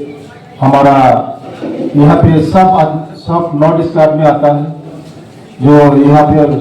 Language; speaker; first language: Hindi; non-native, local second language; Kok Borok